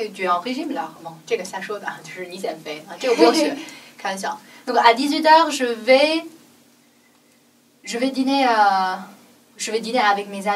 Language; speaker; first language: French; non-native, fluent; Chinese